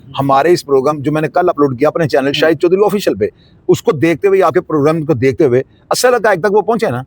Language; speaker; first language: Urdu; non-native, local second language; Punjabi